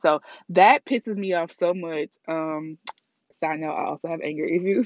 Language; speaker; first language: English; native; English